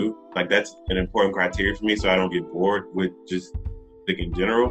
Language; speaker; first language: English; native; English